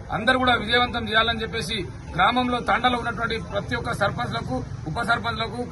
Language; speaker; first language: Telugu; non-native, local second language; Lambadi